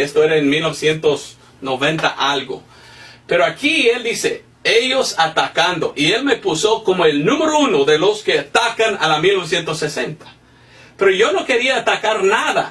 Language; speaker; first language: Spanish; non-native, fluent; English